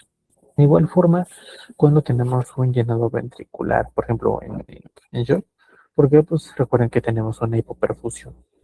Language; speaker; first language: Spanish; native; Spanish